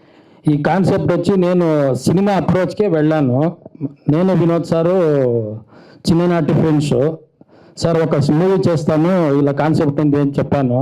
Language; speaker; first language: Telugu; non-native, local second language; Kannada